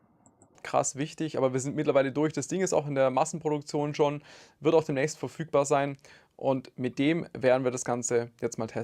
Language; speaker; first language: German; native; German